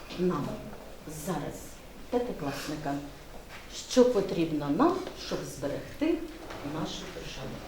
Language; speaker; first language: Ukrainian; native; Ukrainian